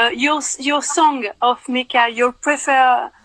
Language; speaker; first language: English; non-native, learner; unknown